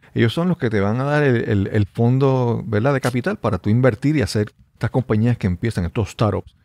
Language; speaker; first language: Spanish; native; Spanish